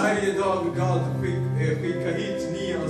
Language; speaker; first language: Swedish; non-native, learner; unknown